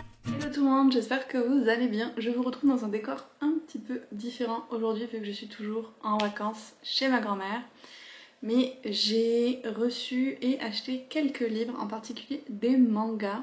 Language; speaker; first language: French; native; French